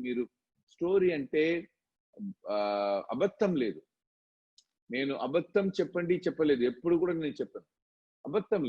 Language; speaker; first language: Telugu; non-native, local second language; Tamil